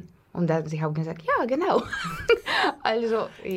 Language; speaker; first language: German; non-native, fluent; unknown